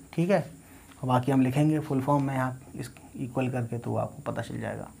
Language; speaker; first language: Hindi; native; Hindi